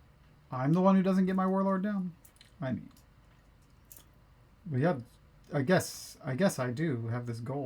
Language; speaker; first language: English; native; English